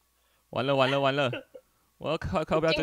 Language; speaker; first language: Chinese; native; Chinese